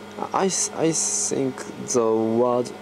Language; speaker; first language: English; non-native, learner; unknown